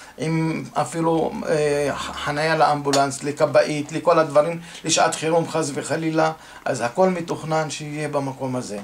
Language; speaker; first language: Hebrew; non-native, local second language; Arabic